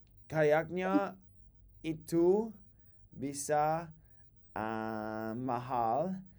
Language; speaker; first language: Indonesian; non-native, learner; English